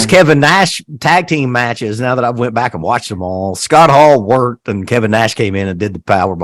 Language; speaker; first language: English; native; English